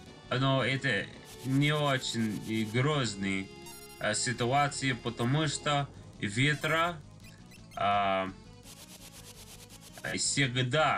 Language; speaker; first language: Russian; non-native, learner; English